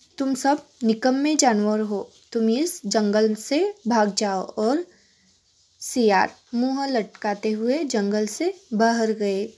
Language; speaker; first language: Hindi; non-native, local second language; Kannada